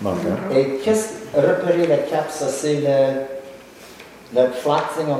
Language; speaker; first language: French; non-native, local second language; English